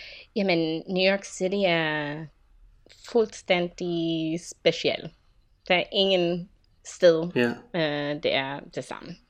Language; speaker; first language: Danish; non-native, fluent; English